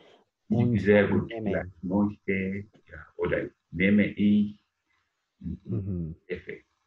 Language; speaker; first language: German; non-native, fluent; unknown